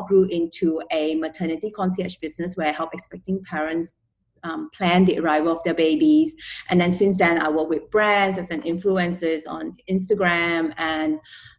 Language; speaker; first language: English; non-native, local second language; Chinese